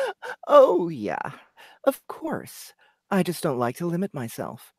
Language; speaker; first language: English; native; English